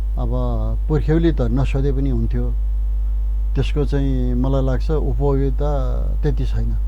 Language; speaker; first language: Nepali; non-native, local second language; Eastern Tamang